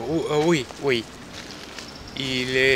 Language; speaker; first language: French; non-native, fluent; Korean